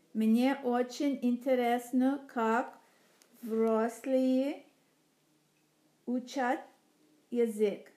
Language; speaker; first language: Russian; non-native, learner; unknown